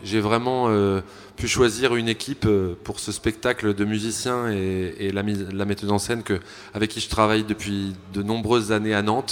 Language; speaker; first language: French; native; French